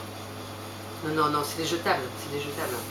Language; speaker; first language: French; native; French